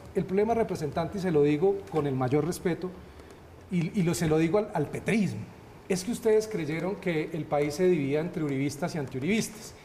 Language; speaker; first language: Spanish; native; Spanish